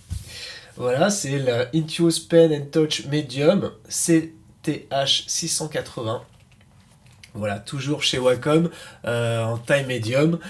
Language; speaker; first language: French; native; French